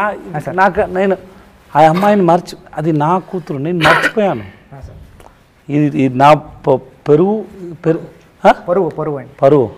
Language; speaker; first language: Telugu; non-native, learner; Tamil